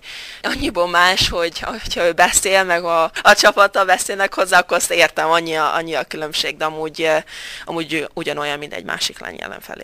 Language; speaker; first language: Hungarian; early bilingual, heritage; Hungarian